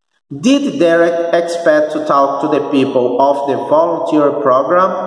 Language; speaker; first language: English; non-native, fluent; Portuguese